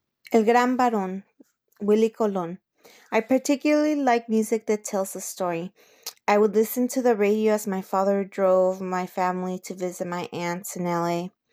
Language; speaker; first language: English; early bilingual, other home language; Spanish